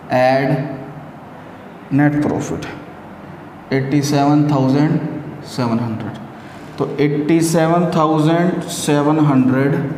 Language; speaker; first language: Hindi; native; Hindi